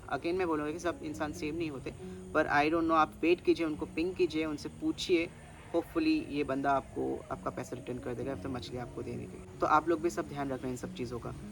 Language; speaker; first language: Hindi; non-native, local second language; Bangla